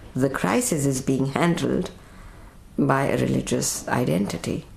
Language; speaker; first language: English; non-native, local second language; Urdu